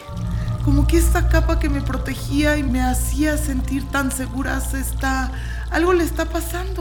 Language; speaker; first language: Spanish; native; Spanish